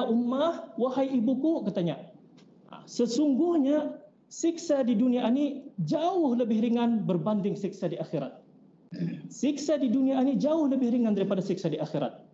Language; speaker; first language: Malay; native; Malay